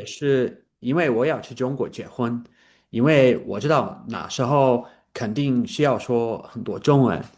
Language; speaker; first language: Chinese; non-native, learner; English